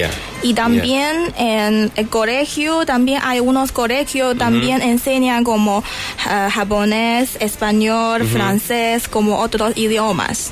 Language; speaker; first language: Spanish; non-native, learner; Chinese